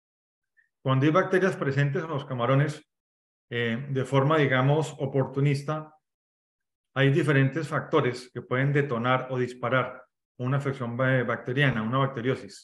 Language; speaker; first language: Spanish; native; Spanish